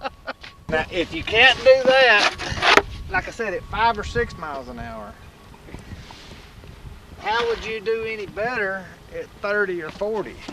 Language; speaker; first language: English; native; English